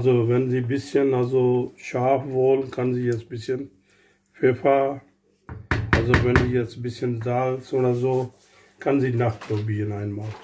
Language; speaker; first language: German; non-native, learner; Urdu